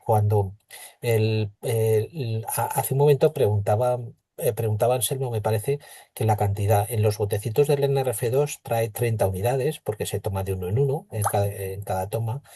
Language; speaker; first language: Spanish; native; Spanish